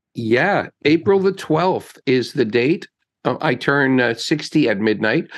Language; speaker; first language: English; native; English